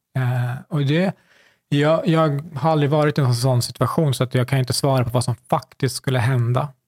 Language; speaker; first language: Swedish; early bilingual, other home language; Kurdish